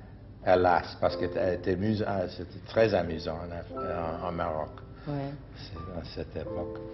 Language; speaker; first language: French; non-native, fluent; English